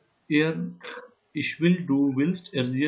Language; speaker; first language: German; non-native, learner; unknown